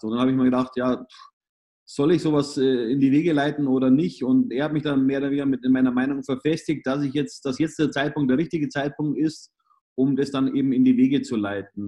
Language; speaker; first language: German; native; German